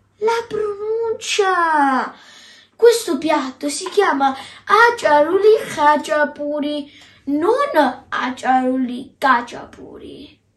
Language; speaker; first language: Italian; non-native, learner; Georgian